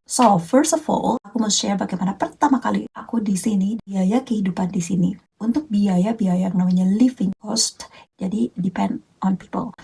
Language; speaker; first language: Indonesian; native; Indonesian